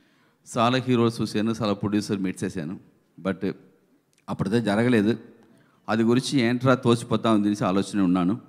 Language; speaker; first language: Telugu; non-native, learner; Tamil